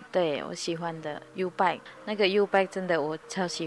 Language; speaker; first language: Chinese; non-native, learner; Indonesian